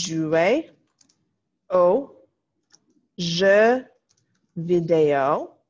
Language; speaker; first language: French; non-native, fluent; English